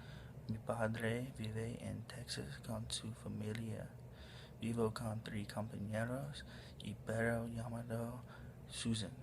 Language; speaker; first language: Spanish; non-native, learner; English